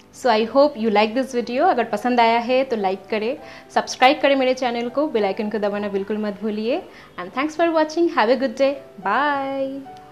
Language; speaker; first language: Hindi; non-native, local second language; Bangla